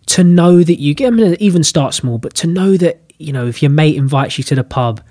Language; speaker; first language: English; native; English